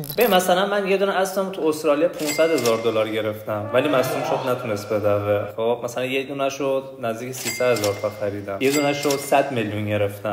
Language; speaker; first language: Persian; non-native, local second language; Turkmen